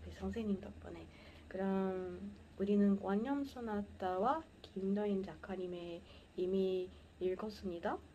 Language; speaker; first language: Korean; non-native, learner; Portuguese